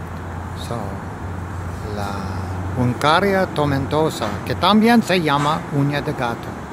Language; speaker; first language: Spanish; non-native, learner; English